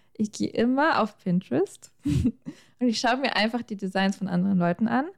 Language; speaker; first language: German; native; German